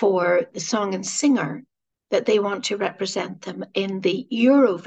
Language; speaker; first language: English; native; English